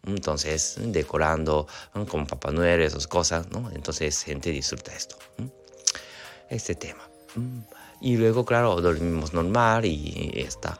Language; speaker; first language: Spanish; non-native, learner; Japanese